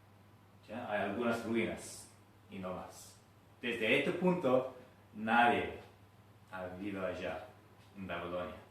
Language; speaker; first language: Spanish; non-native, fluent; English